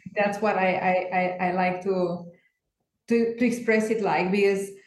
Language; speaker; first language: English; non-native, fluent; Romanian